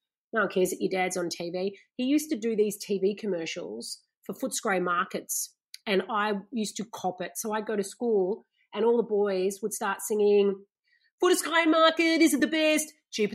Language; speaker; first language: English; native; English